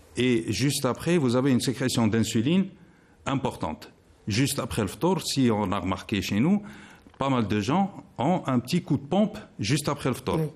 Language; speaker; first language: French; non-native, local second language; Arabic